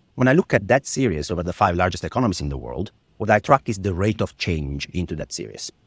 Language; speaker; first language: English; non-native, fluent; Italian